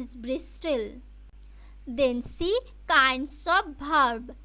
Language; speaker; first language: English; non-native, local second language; Bangla